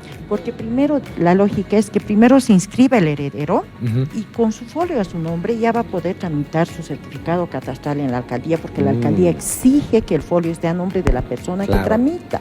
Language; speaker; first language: Spanish; native; Spanish